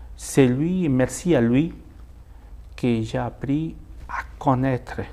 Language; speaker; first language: French; non-native, fluent; Spanish